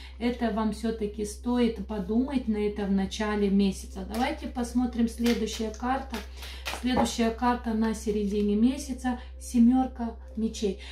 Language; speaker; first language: Russian; non-native, local second language; Romanian